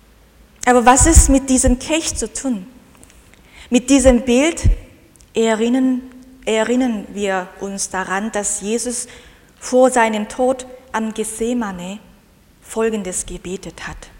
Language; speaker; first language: German; non-native, fluent; Korean